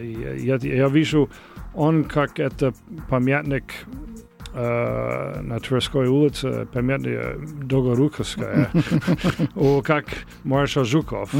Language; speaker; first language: Russian; non-native, learner; English